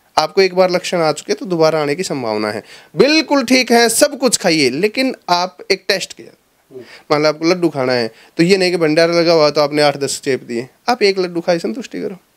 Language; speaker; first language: Hindi; native; Hindi